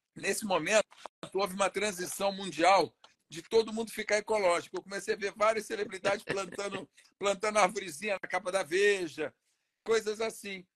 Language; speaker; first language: Portuguese; native; Portuguese